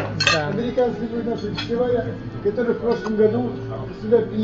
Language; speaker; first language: Russian; native; Russian